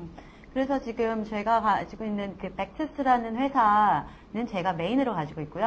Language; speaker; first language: Korean; native; Korean